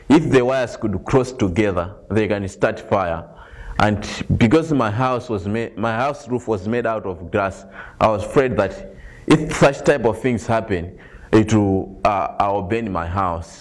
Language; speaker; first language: English; non-native, local second language; Nyanja